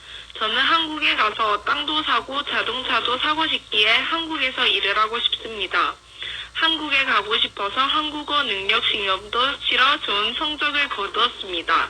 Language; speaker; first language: Korean; non-native, learner; Indonesian